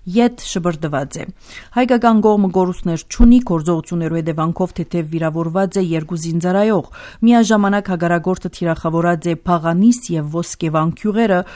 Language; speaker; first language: Armenian; native; Armenian